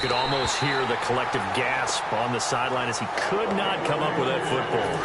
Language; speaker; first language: English; native; English